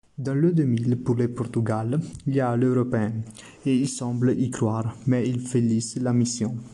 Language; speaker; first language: French; non-native, learner; Italian